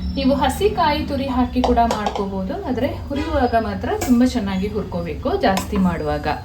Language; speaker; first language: Kannada; non-native, local second language; Kodava